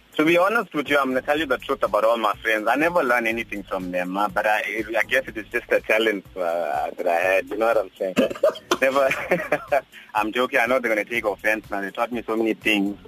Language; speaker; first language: English; non-native, local second language; Zulu